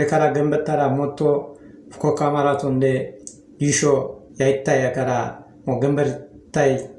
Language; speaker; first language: Japanese; non-native, fluent; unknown